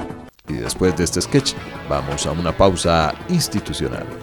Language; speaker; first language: Spanish; native; Spanish